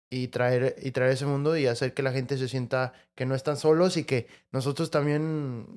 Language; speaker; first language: Spanish; early bilingual, heritage; Spanish